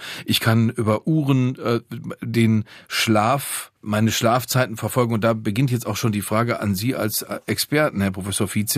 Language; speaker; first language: German; native; German